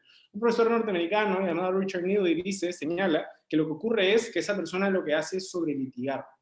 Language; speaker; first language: Spanish; native; Spanish